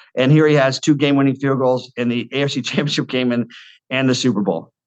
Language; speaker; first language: English; native; English